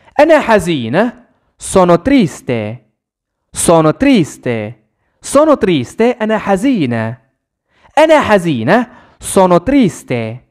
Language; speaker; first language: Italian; non-native, fluent; Arabic